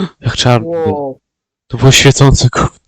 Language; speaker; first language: Polish; native; Polish